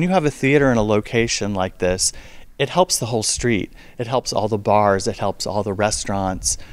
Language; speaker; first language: English; native; English